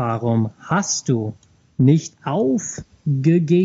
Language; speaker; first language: German; non-native, fluent; English